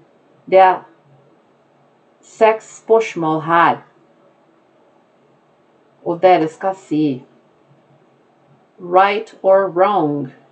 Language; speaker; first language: Norwegian; non-native, fluent; Portuguese